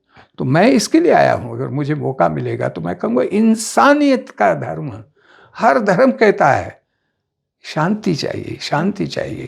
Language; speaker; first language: Hindi; native; Hindi